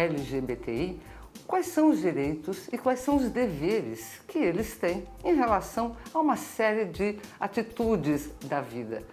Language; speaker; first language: Portuguese; native; Portuguese